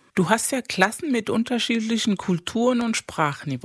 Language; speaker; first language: German; non-native, fluent; Spanish